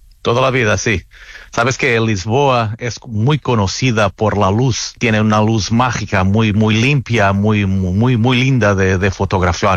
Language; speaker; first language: Spanish; non-native, fluent; Portuguese